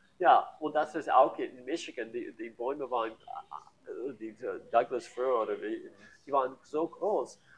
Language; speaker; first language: German; non-native, learner; English